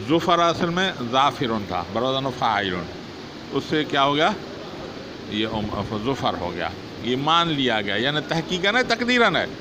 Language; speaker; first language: Urdu; non-native, local second language; Sindhi